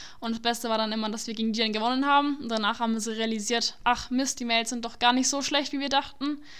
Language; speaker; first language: German; native; German